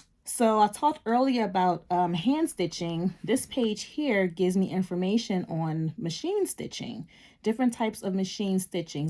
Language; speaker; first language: English; native; English